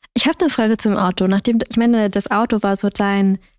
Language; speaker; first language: German; early bilingual, other home language; Vietnamese